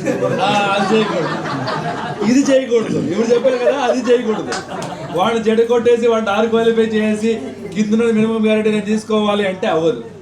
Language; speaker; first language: Telugu; native; Telugu